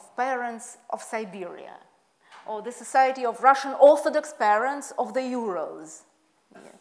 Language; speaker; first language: English; non-native, fluent; Russian